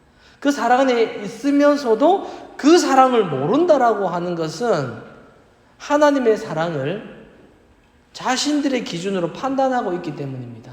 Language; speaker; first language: Korean; native; Korean